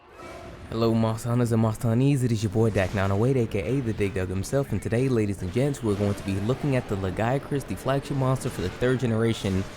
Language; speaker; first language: English; native; English